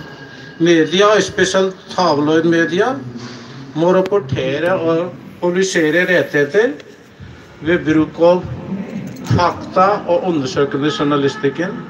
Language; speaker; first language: Norwegian; non-native, fluent; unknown